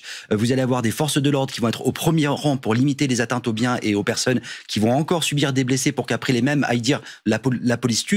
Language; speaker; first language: French; native; French